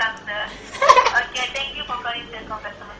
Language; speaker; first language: English; non-native, learner; Malay